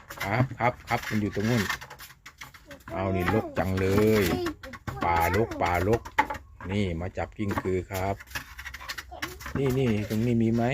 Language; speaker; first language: Thai; native; Thai